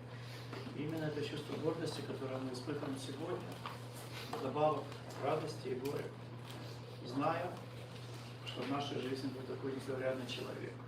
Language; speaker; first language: Russian; native; Russian